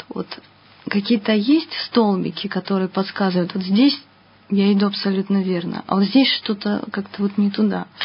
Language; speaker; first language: Russian; native; Russian